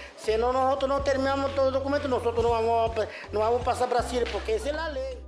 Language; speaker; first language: Spanish; non-native, local second language; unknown